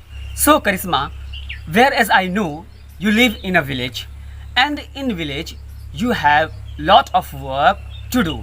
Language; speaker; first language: English; non-native, learner; Hindi